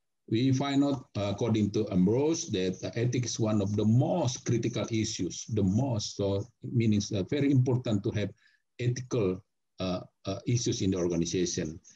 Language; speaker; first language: English; non-native, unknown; Indonesian